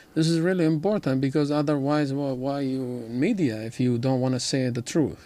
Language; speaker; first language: English; non-native, learner; Arabic